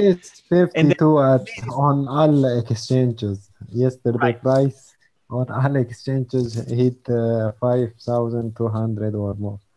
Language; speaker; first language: English; non-native, learner; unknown